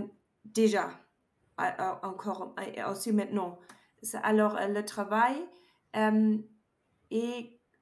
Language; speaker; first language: French; non-native, learner; German